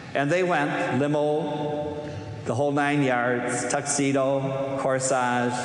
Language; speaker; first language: English; native; English